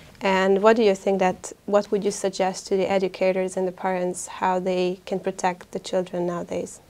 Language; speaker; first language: English; non-native, fluent; Hungarian